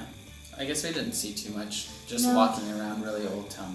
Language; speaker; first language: English; native; English